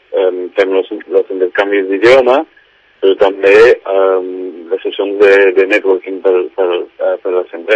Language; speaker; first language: Catalan; non-native, fluent; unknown